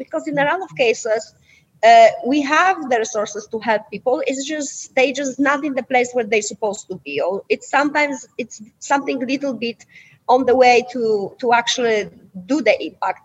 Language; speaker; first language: English; non-native, fluent; Polish